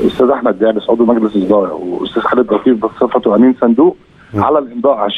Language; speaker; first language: Arabic; native; Arabic